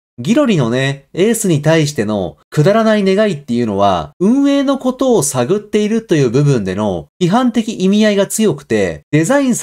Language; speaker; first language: Japanese; native; Japanese